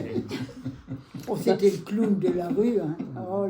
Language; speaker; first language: French; native; French